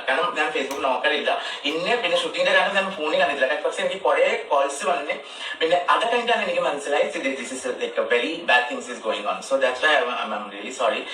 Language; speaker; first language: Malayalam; non-native, fluent; Assamese